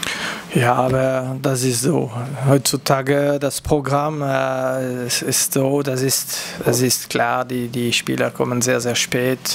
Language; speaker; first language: German; non-native, local second language; French